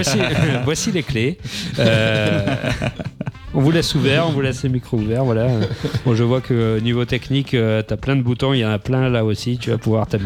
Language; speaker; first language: French; native; French